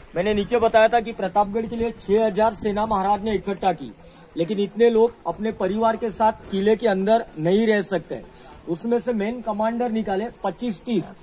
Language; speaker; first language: Hindi; non-native, local second language; Marathi